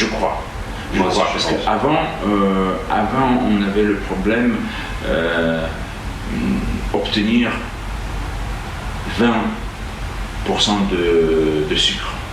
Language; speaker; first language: French; non-native, fluent; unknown